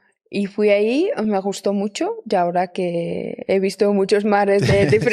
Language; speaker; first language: Spanish; non-native, fluent; Persian